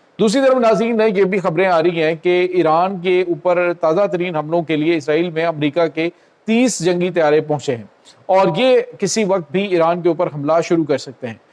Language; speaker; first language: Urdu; native; Urdu